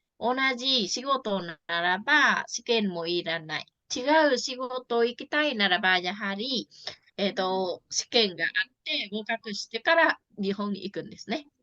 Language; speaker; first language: Japanese; non-native, fluent; Vietnamese